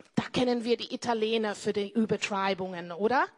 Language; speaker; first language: German; non-native, fluent; English